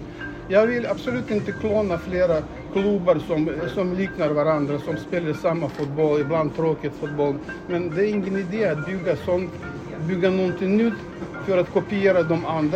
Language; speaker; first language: Swedish; non-native, fluent; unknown